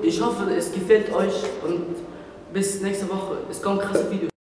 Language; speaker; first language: German; non-native, learner; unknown